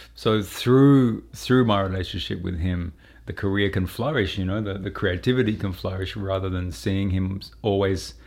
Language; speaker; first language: English; native; English